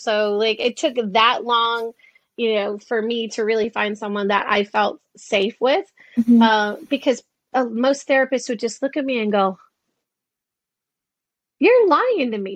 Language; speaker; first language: English; native; English